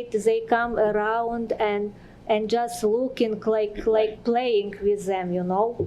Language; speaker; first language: English; non-native, learner; Ukrainian